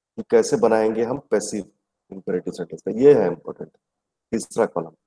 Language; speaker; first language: Hindi; native; Hindi